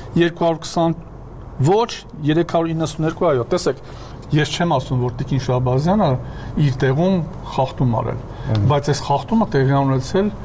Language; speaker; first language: Armenian; native; Armenian